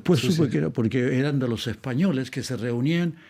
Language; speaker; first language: Spanish; native; Spanish